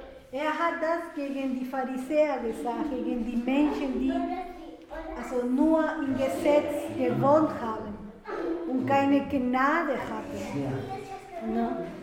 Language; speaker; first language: German; non-native, fluent; Spanish